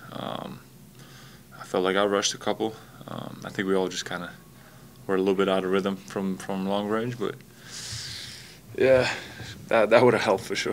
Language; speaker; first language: English; non-native, fluent; Latvian